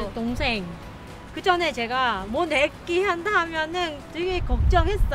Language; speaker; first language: Korean; non-native, fluent; Vietnamese